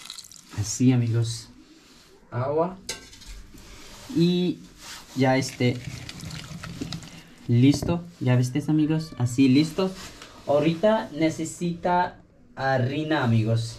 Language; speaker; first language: Spanish; non-native, learner; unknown